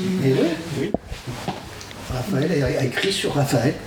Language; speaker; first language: French; native; French